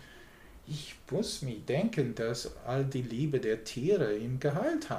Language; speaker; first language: German; non-native, learner; English